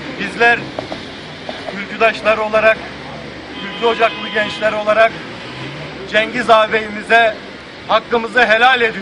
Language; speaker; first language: Turkish; native; Turkish